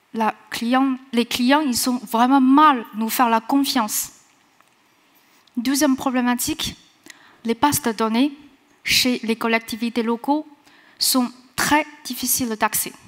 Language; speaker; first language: French; non-native, fluent; Chinese